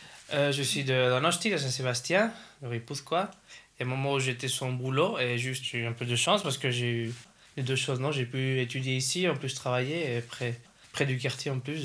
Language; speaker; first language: French; non-native, fluent; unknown